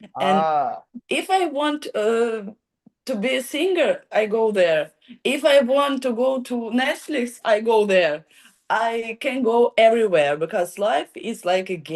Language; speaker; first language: English; non-native, learner; Ukrainian